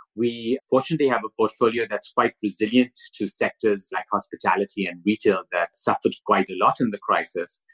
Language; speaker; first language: English; non-native, local second language; Urdu